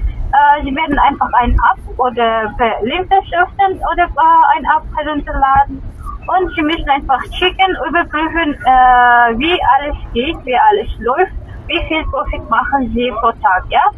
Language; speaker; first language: German; non-native, learner; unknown